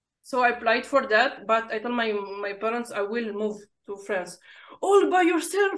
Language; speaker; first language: English; non-native, fluent; Romanian